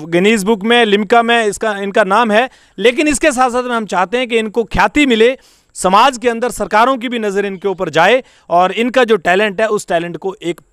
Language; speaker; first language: Hindi; native; Hindi